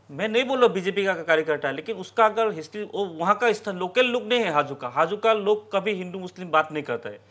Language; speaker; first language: Hindi; non-native, local second language; Assamese